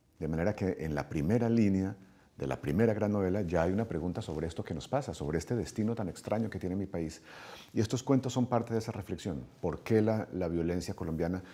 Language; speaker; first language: Spanish; native; Spanish